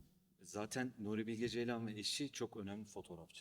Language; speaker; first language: Turkish; native; Turkish